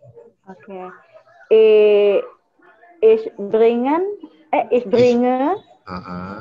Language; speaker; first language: German; non-native, learner; Indonesian